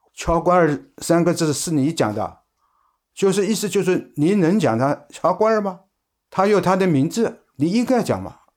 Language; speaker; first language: Chinese; native; Chinese